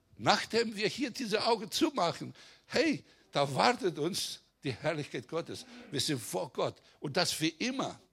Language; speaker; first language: German; non-native, fluent; Greek